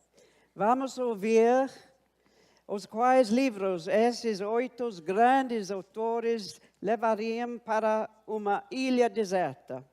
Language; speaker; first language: Portuguese; non-native, fluent; English